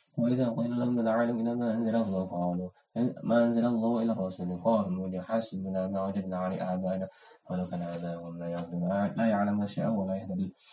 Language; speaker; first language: Arabic; non-native, learner; Indonesian